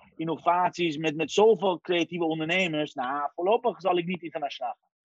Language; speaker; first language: Dutch; early bilingual, other home language; Persian